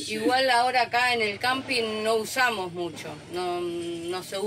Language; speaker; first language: Portuguese; non-native, learner; Spanish